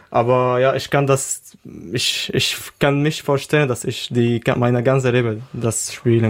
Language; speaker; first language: German; non-native, learner; Arabic